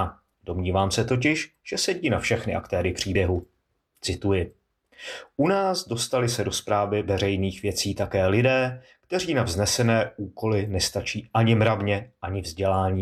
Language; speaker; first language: Czech; native; Czech